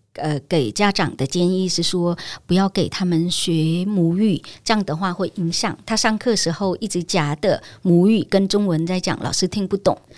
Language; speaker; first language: Chinese; non-native, fluent; Vietnamese